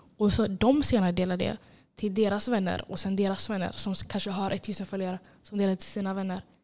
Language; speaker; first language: Swedish; early bilingual, other home language; Somali